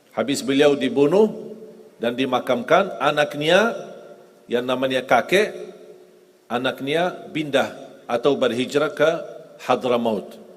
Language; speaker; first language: Indonesian; non-native, fluent; Arabic